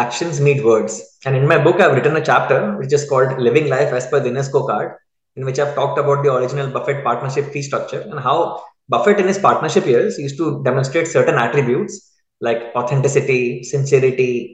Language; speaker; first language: English; non-native, local second language; Hindi